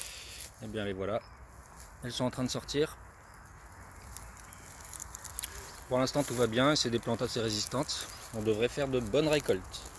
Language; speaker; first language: French; native; French